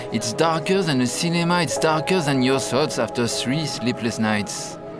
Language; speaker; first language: English; non-native, fluent; French